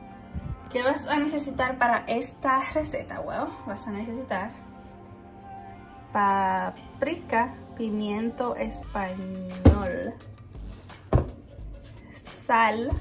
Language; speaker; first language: Spanish; early bilingual, heritage; Spanish